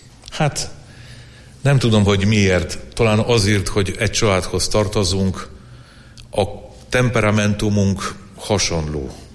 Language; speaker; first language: Hungarian; non-native, fluent; Polish